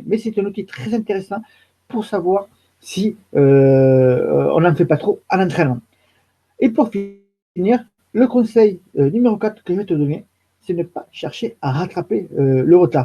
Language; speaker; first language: French; native; French